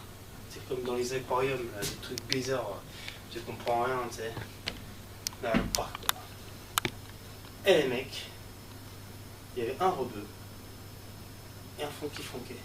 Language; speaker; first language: French; native; French